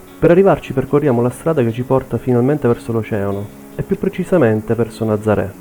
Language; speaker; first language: Italian; native; Italian